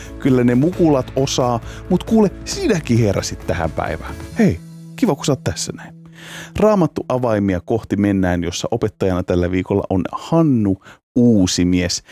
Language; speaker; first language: Finnish; native; Finnish